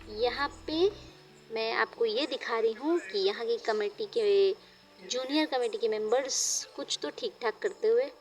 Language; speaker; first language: Hindi; non-native, local second language; Bangla